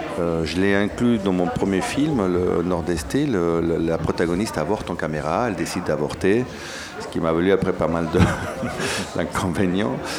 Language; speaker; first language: French; early bilingual, other home language; Spanish